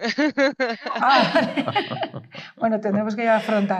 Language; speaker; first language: Spanish; native; Spanish